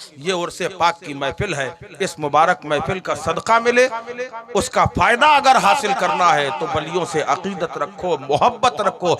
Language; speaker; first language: Urdu; native; Urdu